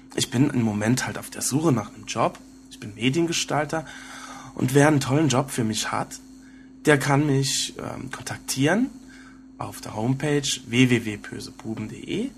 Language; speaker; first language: German; native; German